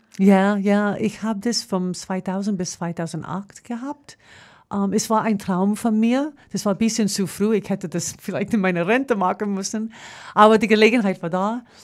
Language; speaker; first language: German; non-native, fluent; English